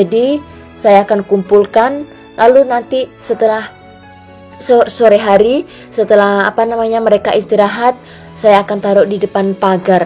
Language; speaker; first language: Indonesian; non-native, local second language; Javanese